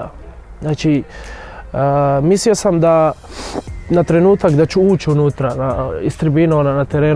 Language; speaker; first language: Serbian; non-native, fluent; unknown